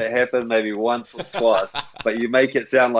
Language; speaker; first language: English; native; English